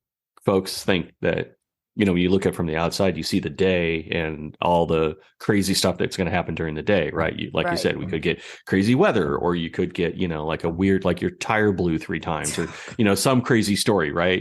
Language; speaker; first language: English; native; English